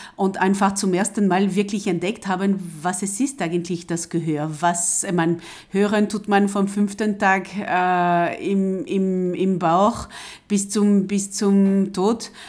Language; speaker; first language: German; non-native, fluent; French